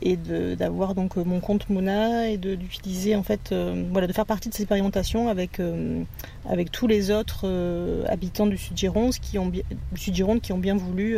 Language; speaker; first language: French; native; French